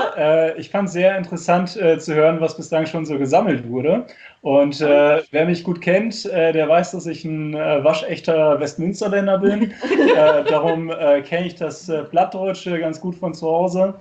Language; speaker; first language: German; native; German